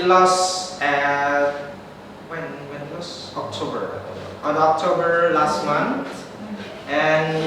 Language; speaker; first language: English; non-native, learner; Indonesian